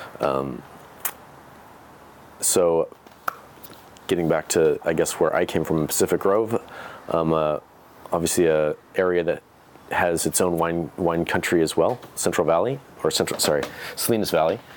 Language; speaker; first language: English; native; English